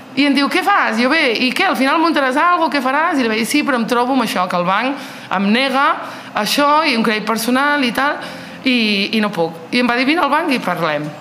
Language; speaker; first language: Catalan; early bilingual, other home language; Riffian